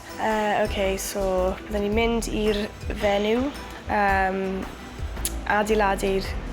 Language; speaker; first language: Welsh; non-native, local second language; English